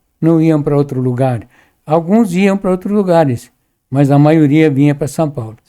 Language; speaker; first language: Portuguese; early bilingual, other home language; Arabic